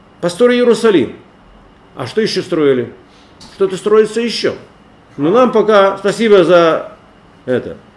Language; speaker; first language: Russian; native; Russian